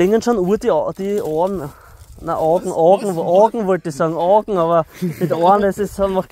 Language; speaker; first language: German; native; German